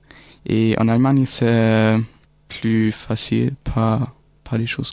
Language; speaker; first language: French; non-native, learner; German